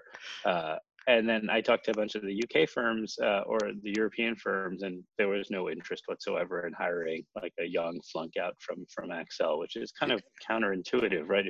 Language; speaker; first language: English; native; English